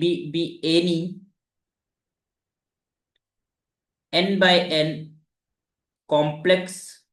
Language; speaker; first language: English; non-native, local second language; Hindi